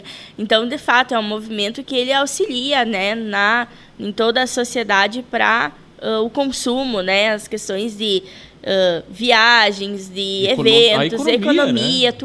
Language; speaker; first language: Portuguese; native; Portuguese